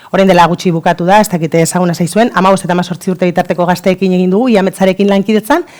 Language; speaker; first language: Basque; non-native, local second language; Spanish